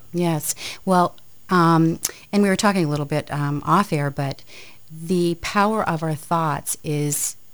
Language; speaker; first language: English; native; English